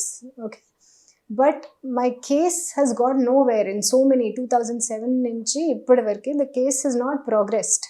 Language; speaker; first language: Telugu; non-native, learner; Hindi